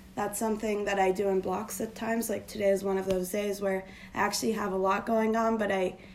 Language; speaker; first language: English; non-native, fluent; Turkish